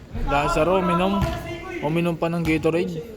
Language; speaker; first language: Filipino; non-native, local second language; Bikol